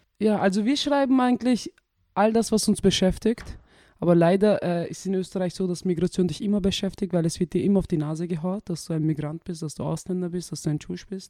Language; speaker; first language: German; early bilingual, other home language; Turkish